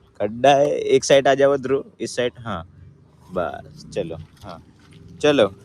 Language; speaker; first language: Hindi; non-native, local second language; Gujarati